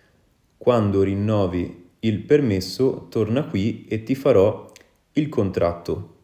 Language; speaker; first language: Italian; non-native, fluent; Wolof